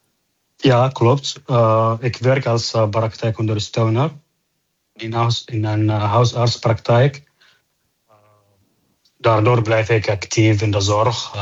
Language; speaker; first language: Dutch; non-native, fluent; Arabic